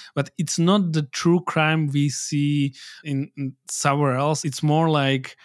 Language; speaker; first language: English; non-native, fluent; Slovak